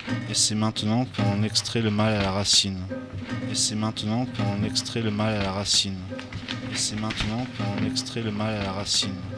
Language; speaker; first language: French; native; French